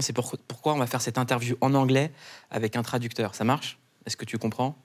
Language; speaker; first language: French; native; French